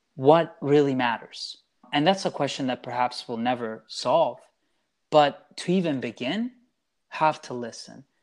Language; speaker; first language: English; early bilingual, other home language; Italian